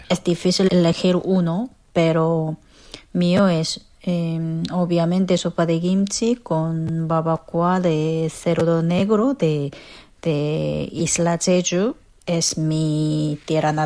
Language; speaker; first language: Spanish; non-native, fluent; Korean